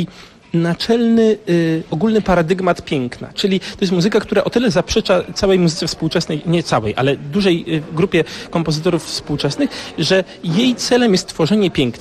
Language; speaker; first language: Polish; native; Polish